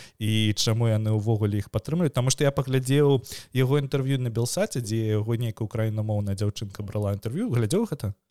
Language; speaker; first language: Belarusian; non-native, local second language; Russian